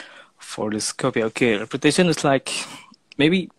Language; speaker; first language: English; non-native, fluent; Indonesian